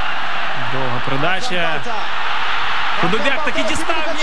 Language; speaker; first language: Ukrainian; native; Ukrainian